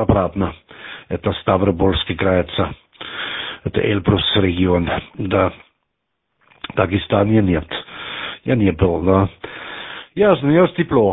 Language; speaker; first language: Russian; non-native, learner; German